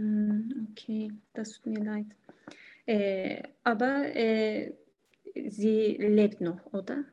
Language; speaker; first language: German; non-native, learner; Turkish